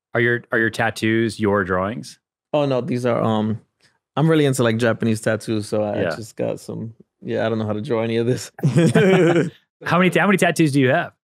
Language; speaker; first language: English; native; English